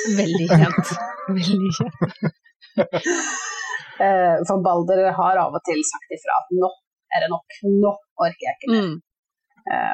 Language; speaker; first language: Norwegian; native; Norwegian